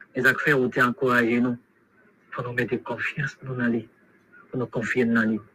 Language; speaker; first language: French; non-native, local second language; Haitian Creole